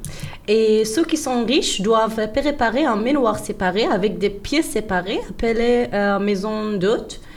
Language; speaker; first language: French; non-native, learner; Persian